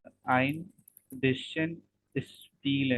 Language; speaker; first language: German; non-native, learner; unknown